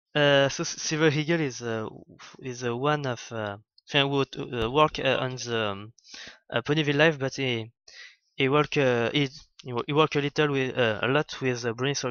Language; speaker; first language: English; non-native, learner; French